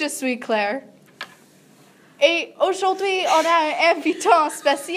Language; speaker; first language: French; non-native, learner; English